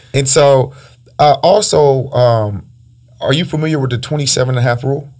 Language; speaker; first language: English; early bilingual, other home language; Spanish